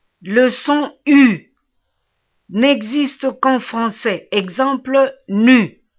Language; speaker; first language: French; non-native, local second language; Swahili